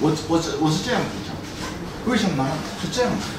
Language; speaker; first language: Chinese; non-native, fluent; Korean